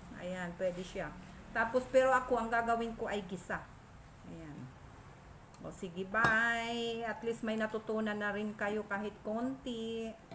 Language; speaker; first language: Filipino; non-native, local second language; Masbatenyo